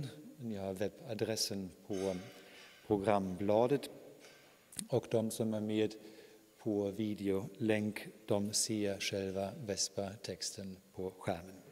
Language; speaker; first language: Swedish; non-native, fluent; German